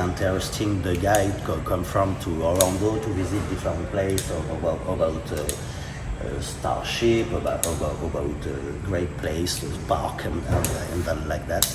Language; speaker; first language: English; non-native, learner; French